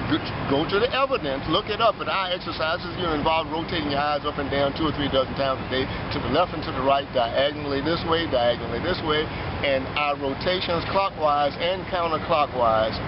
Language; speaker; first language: English; native; English